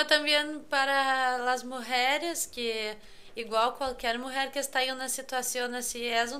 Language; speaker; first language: Spanish; non-native, fluent; Portuguese